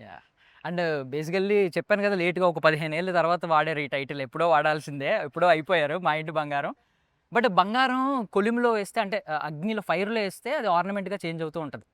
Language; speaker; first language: Telugu; native; Telugu